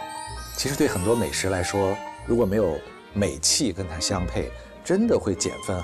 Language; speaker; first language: Chinese; native; Chinese